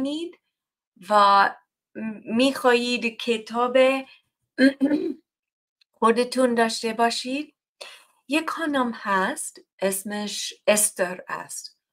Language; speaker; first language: Persian; non-native, learner; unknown